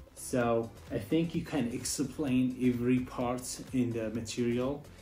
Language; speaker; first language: English; non-native, learner; Arabic